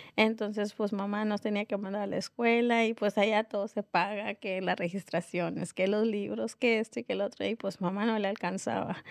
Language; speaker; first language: Spanish; native; Spanish